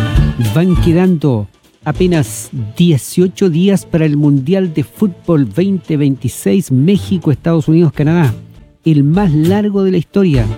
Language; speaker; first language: Spanish; native; Spanish